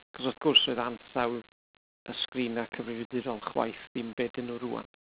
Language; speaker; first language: Welsh; non-native, fluent; English